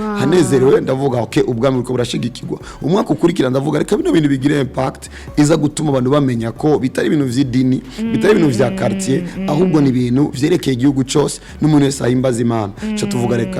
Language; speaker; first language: Rundi; non-native, local second language; Swahili